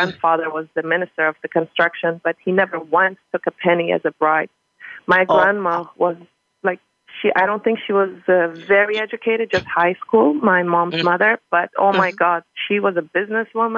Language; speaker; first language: English; non-native, fluent; Persian